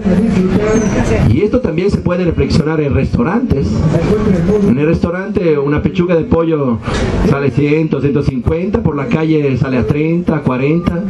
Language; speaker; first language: Spanish; non-native, fluent; Italian